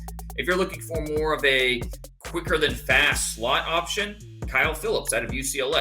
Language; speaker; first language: English; native; English